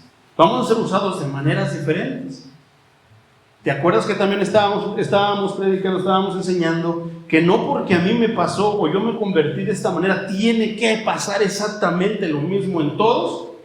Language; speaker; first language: Spanish; native; Spanish